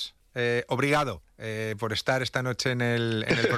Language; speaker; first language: Spanish; native; Spanish